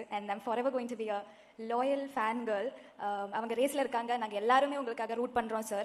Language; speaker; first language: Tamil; non-native, fluent; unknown